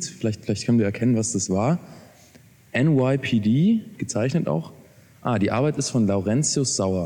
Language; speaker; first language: German; native; German